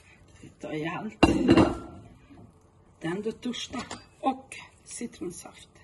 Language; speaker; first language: Swedish; non-native, fluent; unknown